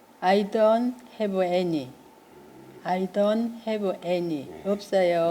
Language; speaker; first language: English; non-native, learner; Korean